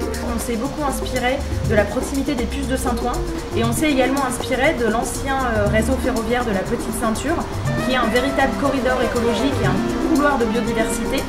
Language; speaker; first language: French; native; French